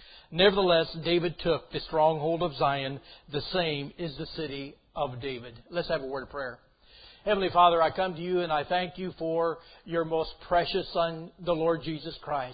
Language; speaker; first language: English; native; English